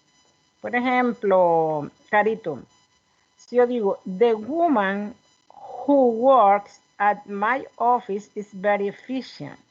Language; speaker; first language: English; non-native, learner; Spanish